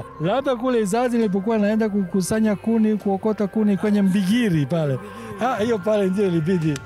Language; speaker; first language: Swahili; non-native, fluent; Italian